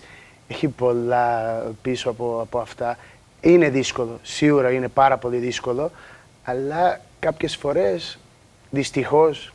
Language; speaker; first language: Greek; non-native, learner; Portuguese